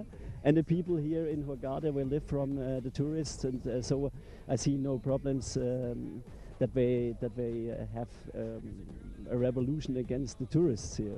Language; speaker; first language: English; non-native, learner; German